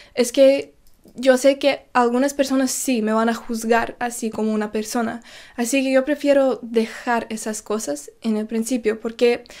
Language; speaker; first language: Spanish; non-native, fluent; English